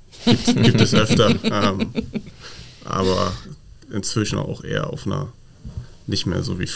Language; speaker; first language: German; native; German